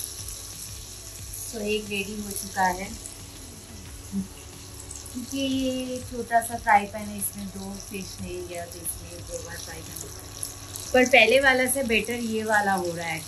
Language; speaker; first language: Hindi; non-native, local second language; Bangla